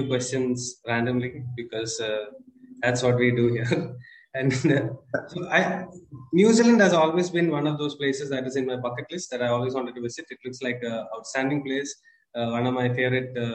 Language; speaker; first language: English; non-native, local second language; Malayalam